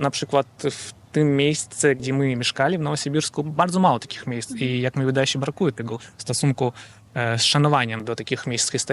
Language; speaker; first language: Polish; non-native, learner; Russian